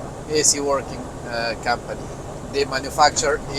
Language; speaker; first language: English; non-native, learner; Persian